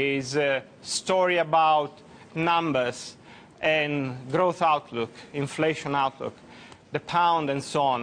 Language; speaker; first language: English; non-native, fluent; Italian